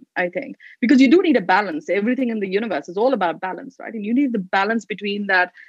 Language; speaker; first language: English; non-native, local second language; Hindi